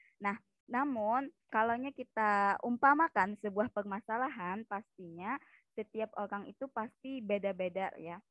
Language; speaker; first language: Indonesian; native; Indonesian